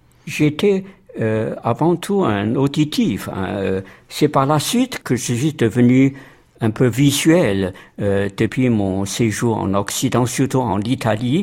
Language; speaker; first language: French; non-native, fluent; Chinese